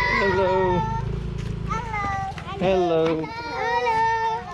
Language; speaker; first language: English; non-native, fluent; Polish